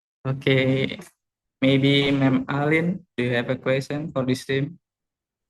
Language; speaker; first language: English; non-native, learner; Indonesian